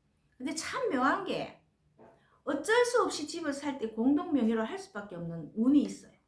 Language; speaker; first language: Korean; native; Korean